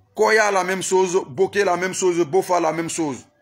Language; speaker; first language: French; non-native, local second language; Susu